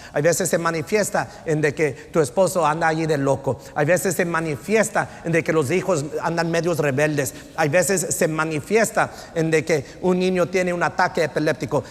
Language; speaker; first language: Spanish; non-native, fluent; English